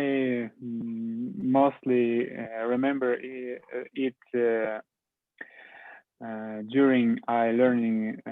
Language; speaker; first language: English; non-native, learner; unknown